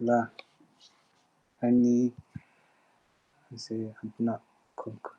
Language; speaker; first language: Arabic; non-native, learner; English